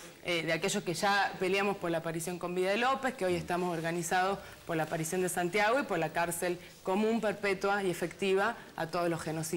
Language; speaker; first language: Spanish; native; Spanish